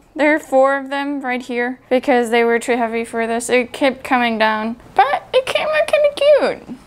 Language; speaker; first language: English; non-native, fluent; German